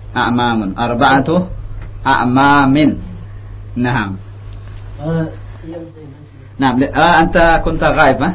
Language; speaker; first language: Arabic; non-native, fluent; Indonesian